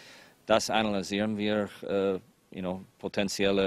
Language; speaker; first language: German; non-native, fluent; English